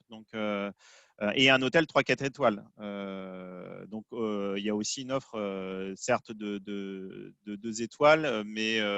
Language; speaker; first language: French; native; French